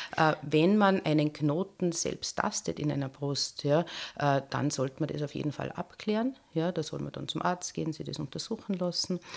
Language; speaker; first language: German; native; German